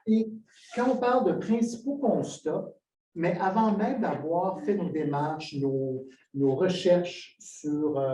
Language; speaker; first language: French; native; French